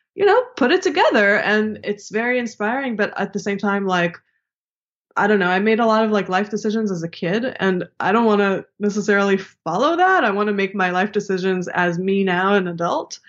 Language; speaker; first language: English; early bilingual, other home language; Hebrew